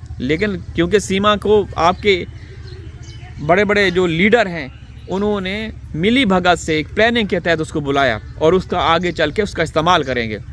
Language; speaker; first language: Urdu; native; Urdu